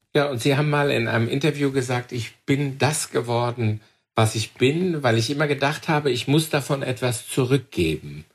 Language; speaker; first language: German; native; German